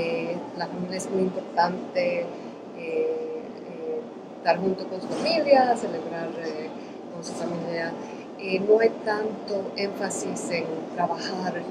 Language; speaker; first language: Spanish; early bilingual, other home language; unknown